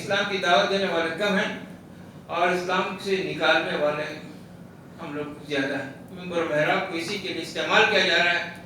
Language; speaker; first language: Urdu; non-native, local second language; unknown